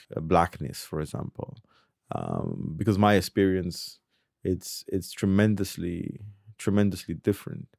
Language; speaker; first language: English; early bilingual, other home language; Spanish